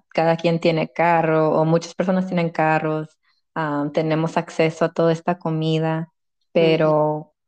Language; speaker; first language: Spanish; early bilingual, heritage; Spanish